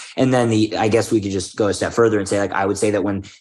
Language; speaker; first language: English; native; English